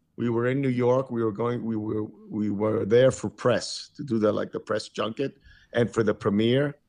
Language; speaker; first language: English; early bilingual, other home language; Spanish